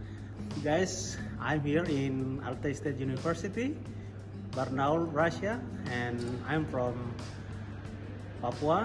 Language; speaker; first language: English; non-native, fluent; Indonesian